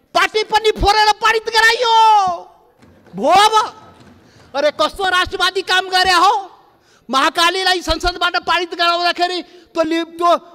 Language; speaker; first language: Nepali; non-native, local second language; Maithili